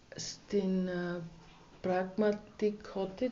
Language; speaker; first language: Greek; non-native, learner; German